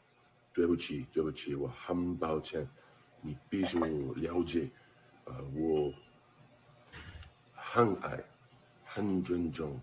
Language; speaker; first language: Chinese; non-native, learner; English